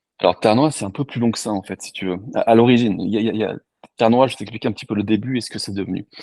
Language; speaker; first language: French; native; French